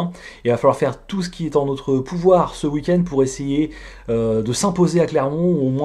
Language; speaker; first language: French; native; French